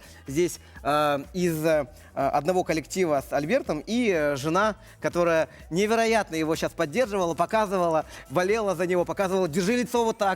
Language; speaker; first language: Russian; native; Russian